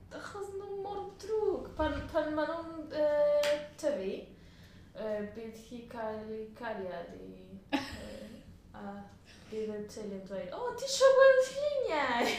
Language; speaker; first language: Welsh; non-native, learner; Spanish